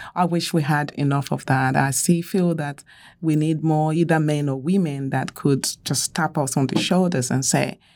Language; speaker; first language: English; non-native, local second language; Yoruba